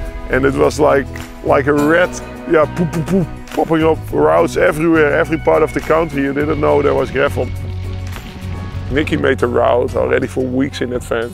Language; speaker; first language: English; non-native, fluent; Dutch